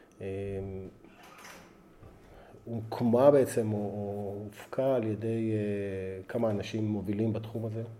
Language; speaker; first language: Hebrew; native; Hebrew